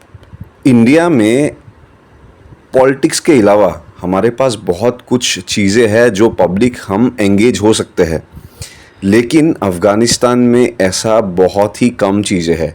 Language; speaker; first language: Hindi; non-native, local second language; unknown